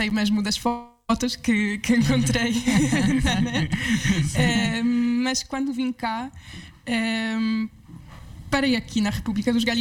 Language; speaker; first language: Portuguese; non-native, fluent; Polish